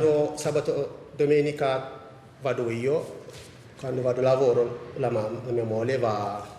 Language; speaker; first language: Italian; non-native, learner; Tigrinya